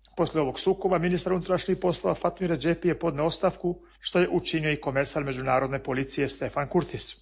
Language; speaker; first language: Serbian; non-native, local second language; Albanian